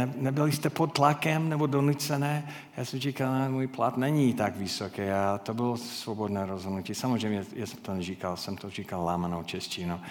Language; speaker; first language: Czech; non-native, fluent; English